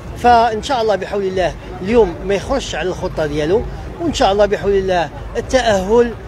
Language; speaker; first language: Arabic; native; Arabic